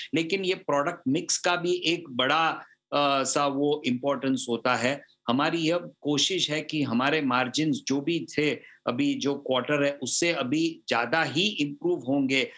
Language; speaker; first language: Hindi; non-native, local second language; Gujarati